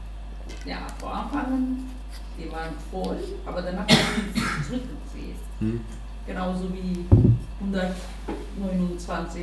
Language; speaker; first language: German; non-native, learner; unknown